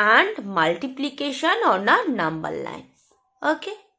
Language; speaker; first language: English; non-native, local second language; Bangla